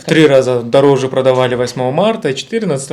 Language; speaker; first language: Russian; native; Russian